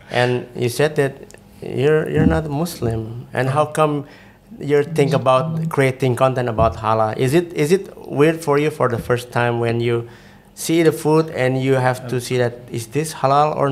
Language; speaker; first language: English; non-native, fluent; Indonesian